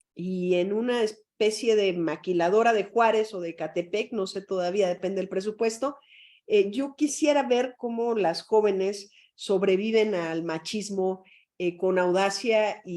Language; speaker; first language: Spanish; native; Spanish